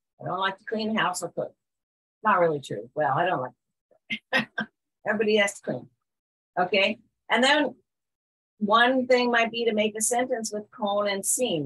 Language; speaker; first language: English; native; English